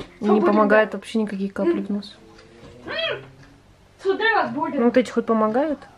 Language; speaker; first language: Russian; native; Russian